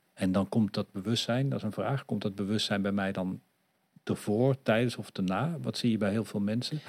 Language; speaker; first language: Dutch; native; Dutch